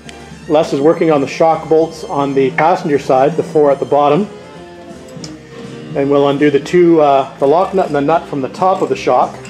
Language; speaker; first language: English; native; English